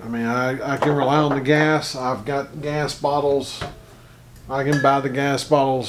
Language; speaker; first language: English; native; English